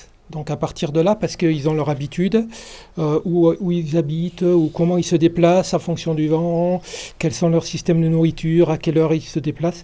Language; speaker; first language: French; native; French